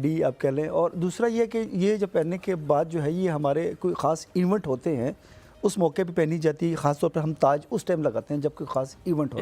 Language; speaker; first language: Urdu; non-native, local second language; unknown